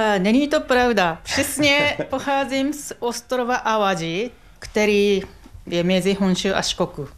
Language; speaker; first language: Czech; non-native, fluent; Japanese